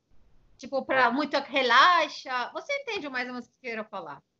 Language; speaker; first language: Portuguese; non-native, fluent; Turkish